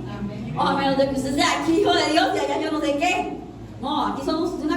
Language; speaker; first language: Spanish; native; Spanish